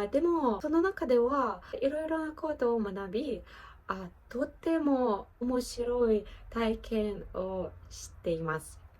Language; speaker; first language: Japanese; non-native, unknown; Ukrainian